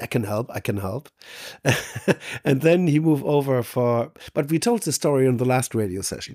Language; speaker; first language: English; non-native, fluent; German